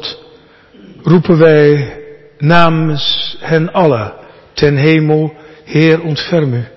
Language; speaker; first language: Dutch; native; Dutch